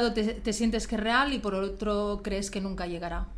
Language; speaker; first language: Spanish; native; Spanish